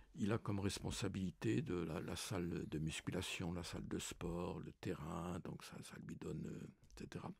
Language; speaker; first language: French; native; French